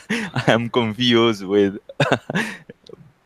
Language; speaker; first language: English; non-native, learner; Spanish